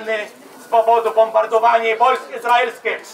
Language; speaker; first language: Polish; non-native, fluent; Arabic